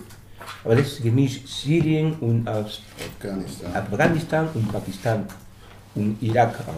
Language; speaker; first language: German; non-native, learner; Spanish